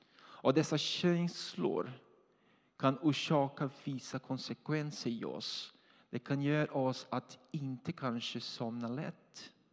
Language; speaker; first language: Swedish; non-native, fluent; Portuguese